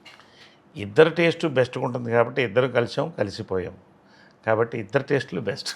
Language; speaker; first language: Telugu; native; Telugu